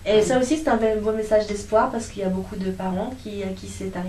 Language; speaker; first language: French; native; French